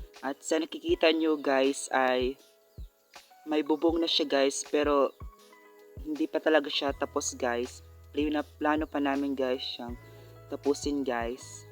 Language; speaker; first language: Filipino; non-native, local second language; Cebuano